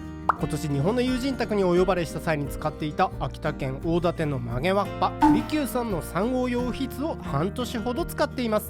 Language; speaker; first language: Japanese; native; Japanese